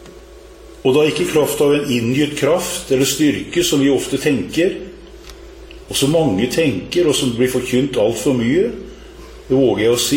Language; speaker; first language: Norwegian; native; Norwegian